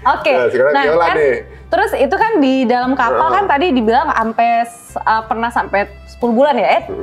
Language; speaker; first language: Indonesian; native; Indonesian